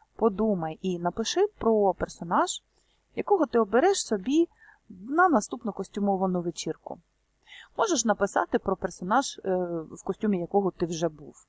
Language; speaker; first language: Ukrainian; native; Ukrainian